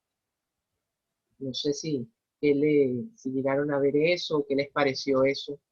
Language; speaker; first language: Spanish; native; Spanish